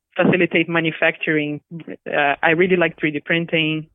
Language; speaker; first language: English; non-native, fluent; Portuguese